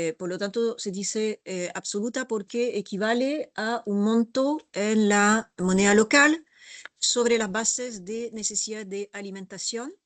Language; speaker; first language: Spanish; non-native, fluent; French